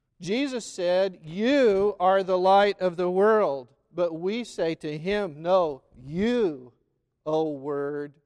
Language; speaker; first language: English; native; English